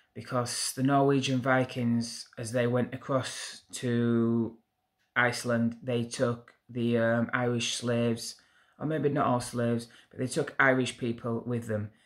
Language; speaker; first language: English; native; English